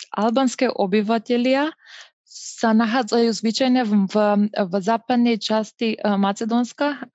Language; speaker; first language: Slovak; non-native, fluent; Macedonian